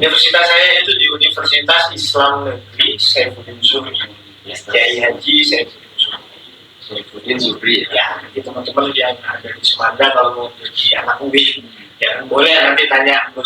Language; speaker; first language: Indonesian; native; Indonesian